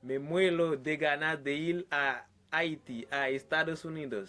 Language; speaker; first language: Spanish; non-native, learner; Haitian Creole